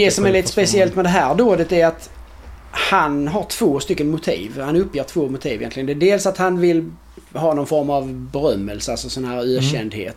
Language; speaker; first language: Swedish; native; Swedish